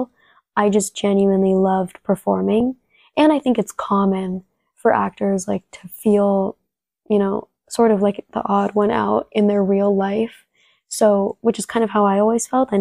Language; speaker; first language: English; early bilingual, other home language; Spanish